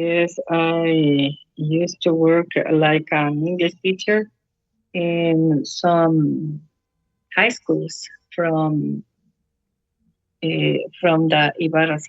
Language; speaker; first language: English; non-native, learner; Spanish